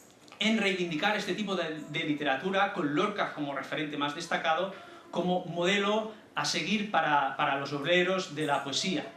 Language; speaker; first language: Spanish; native; Spanish